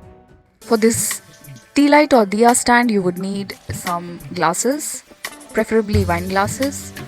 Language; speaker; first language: English; non-native, local second language; Hindi